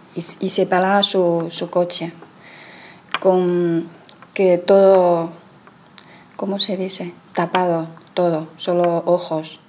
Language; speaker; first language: Spanish; non-native, learner; Chinese